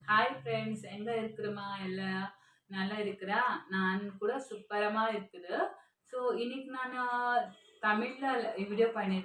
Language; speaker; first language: Tamil; non-native, learner; Kannada